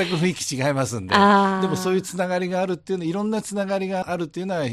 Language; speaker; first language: Japanese; native; Japanese